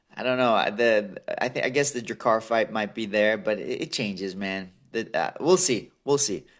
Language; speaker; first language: English; early bilingual, other home language; Assyrian Neo-Aramaic